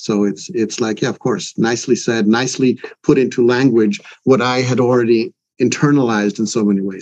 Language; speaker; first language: English; non-native, fluent; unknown